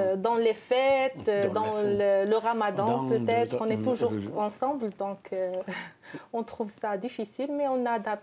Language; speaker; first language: French; non-native, local second language; Arabic